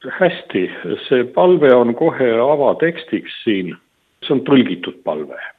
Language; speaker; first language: Estonian; native; Estonian